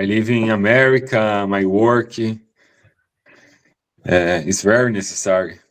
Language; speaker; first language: English; non-native, learner; Portuguese